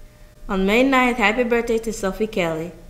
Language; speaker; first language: English; native; English